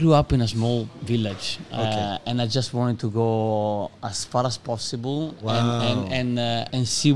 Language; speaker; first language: English; non-native, fluent; Italian